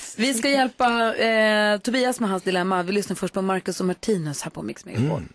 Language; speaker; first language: Swedish; native; Swedish